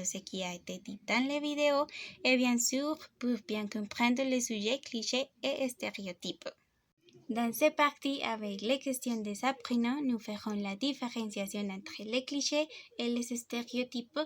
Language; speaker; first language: French; non-native, fluent; Spanish